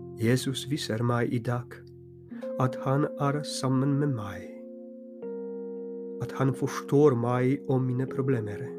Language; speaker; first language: Norwegian; non-native, fluent; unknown